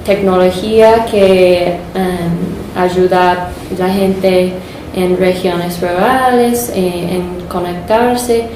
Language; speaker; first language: Spanish; non-native, fluent; English